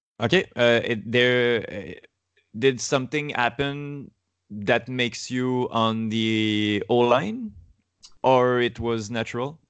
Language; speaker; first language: English; non-native, learner; French